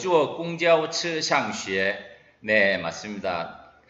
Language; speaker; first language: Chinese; non-native, fluent; Korean